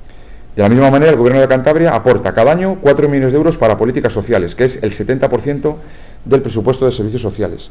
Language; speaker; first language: Spanish; native; Spanish